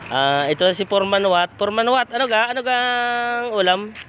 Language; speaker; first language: Filipino; native; Filipino